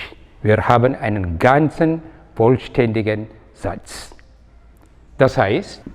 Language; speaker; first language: German; non-native, fluent; Malayalam